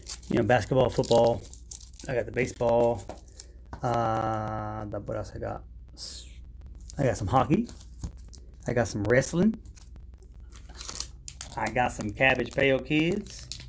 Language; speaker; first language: English; native; English